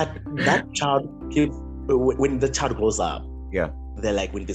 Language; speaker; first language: English; non-native, local second language; Nyanja